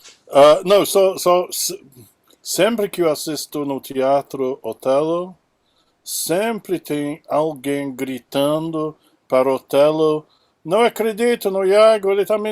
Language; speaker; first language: Portuguese; non-native, fluent; English